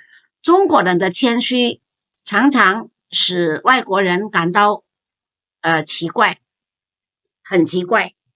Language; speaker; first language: Chinese; non-native, fluent; Indonesian